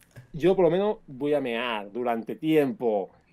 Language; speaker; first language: Spanish; native; Spanish